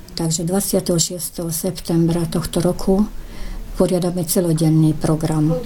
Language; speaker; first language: Slovak; early bilingual, heritage; Slovak